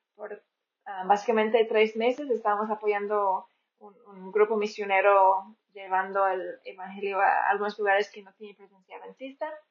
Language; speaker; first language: Spanish; non-native, fluent; English